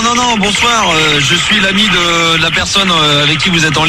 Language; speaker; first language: French; native; French